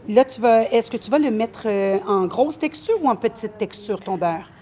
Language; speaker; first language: French; native; French